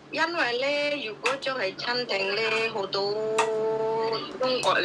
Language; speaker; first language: Cantonese; non-native, learner; Javanese